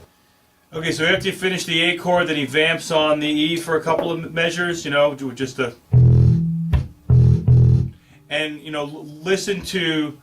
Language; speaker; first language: English; native; English